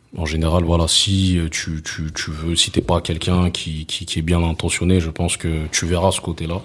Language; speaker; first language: French; early bilingual, other home language; Lingala